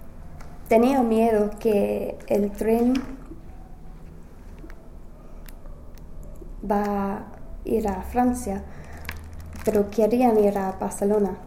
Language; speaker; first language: Spanish; non-native, learner; English